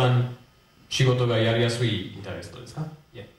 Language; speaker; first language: Japanese; non-native, fluent; English